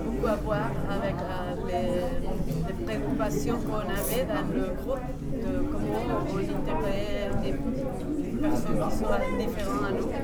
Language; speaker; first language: French; non-native, fluent; Spanish